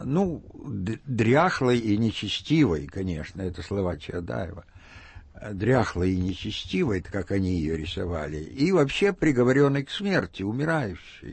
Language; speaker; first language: Russian; native; Russian